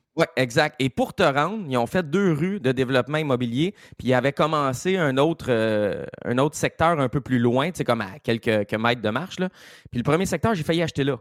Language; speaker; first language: French; native; French